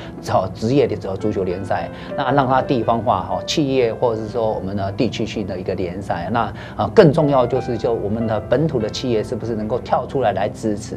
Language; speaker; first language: Chinese; native; Chinese